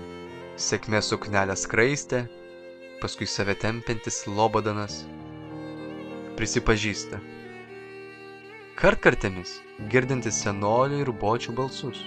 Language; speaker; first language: Lithuanian; native; Lithuanian